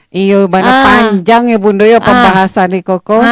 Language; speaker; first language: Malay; non-native, local second language; Minangkabau